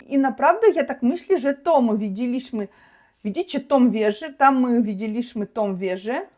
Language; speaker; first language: Polish; non-native, learner; Russian